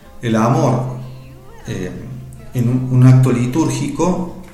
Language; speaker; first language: Spanish; native; Spanish